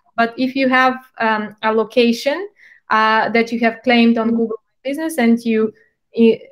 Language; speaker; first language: English; non-native, fluent; Bulgarian